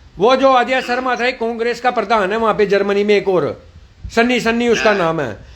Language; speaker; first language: Hindi; native; Hindi